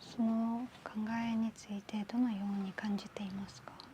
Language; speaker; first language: Japanese; non-native, fluent; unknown